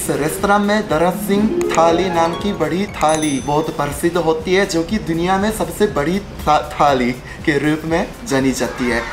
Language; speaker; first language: Hindi; non-native, fluent; Japanese